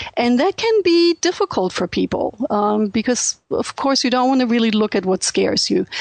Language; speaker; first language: English; non-native, fluent; German